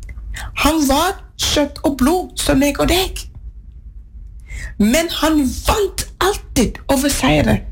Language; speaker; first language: Norwegian; non-native, fluent; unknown